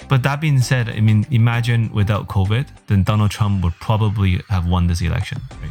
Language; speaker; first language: English; early bilingual, other home language; Chinese